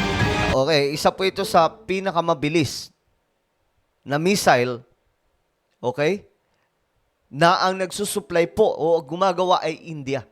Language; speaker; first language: Filipino; native; Filipino